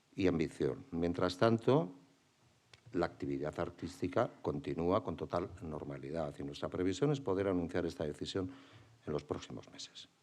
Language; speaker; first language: Spanish; native; Spanish